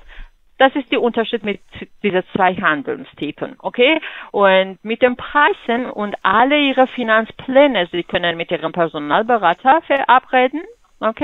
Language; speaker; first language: German; non-native, fluent; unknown